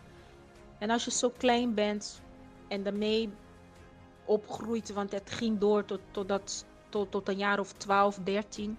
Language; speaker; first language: Dutch; non-native, fluent; Portuguese